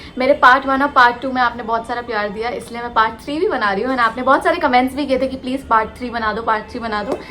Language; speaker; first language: Hindi; native; Hindi